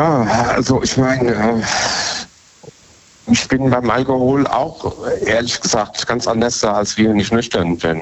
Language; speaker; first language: German; native; German